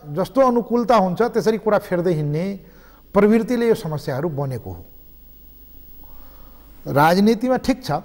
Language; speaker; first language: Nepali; non-native, local second language; Maithili